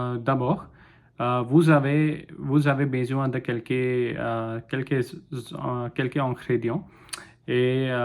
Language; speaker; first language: French; non-native, learner; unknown